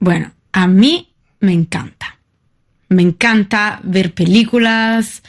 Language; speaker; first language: Spanish; non-native, fluent; Italian